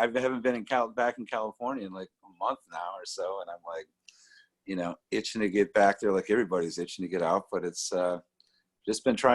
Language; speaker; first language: English; native; English